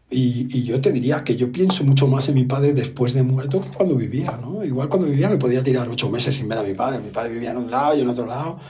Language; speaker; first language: Spanish; native; Spanish